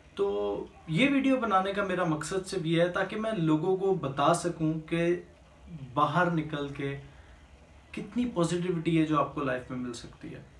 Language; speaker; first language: Urdu; native; Urdu